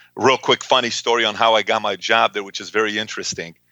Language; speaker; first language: English; early bilingual, other home language; Persian